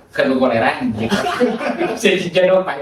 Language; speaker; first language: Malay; non-native, local second language; Sundanese